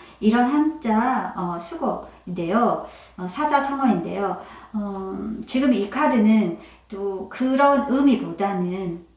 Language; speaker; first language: Korean; native; Korean